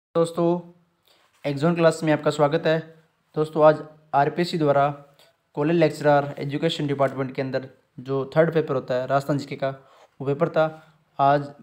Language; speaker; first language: Hindi; native; Hindi